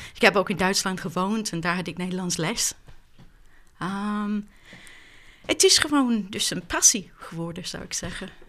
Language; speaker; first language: Dutch; non-native, fluent; English